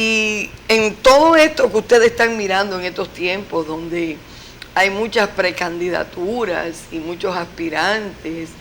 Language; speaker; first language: Spanish; native; Spanish